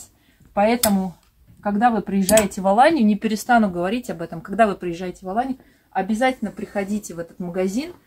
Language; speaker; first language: Russian; native; Russian